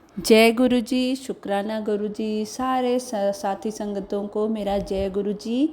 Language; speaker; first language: Hindi; non-native, local second language; Odia